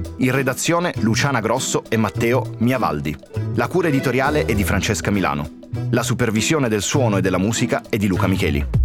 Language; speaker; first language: Italian; native; Italian